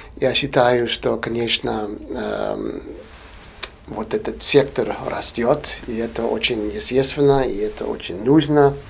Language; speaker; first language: Russian; non-native, fluent; English